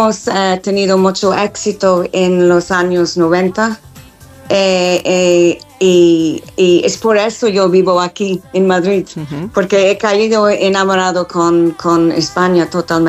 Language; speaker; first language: Spanish; non-native, learner; English